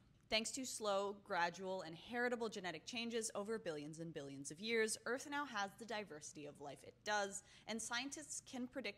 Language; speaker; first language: English; native; English